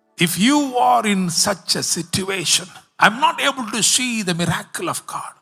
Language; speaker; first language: English; non-native, local second language; Tamil